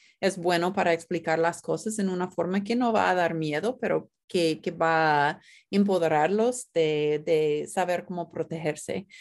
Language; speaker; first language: Spanish; non-native, fluent; English